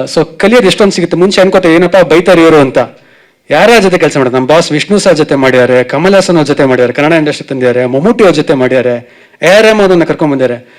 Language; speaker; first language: Kannada; native; Kannada